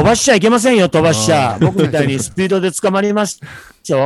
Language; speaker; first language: Japanese; native; Japanese